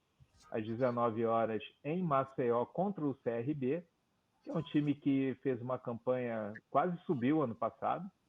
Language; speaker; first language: Portuguese; native; Portuguese